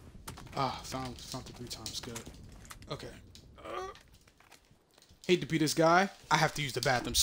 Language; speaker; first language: English; native; English